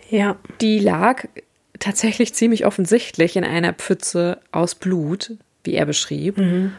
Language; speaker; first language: German; native; German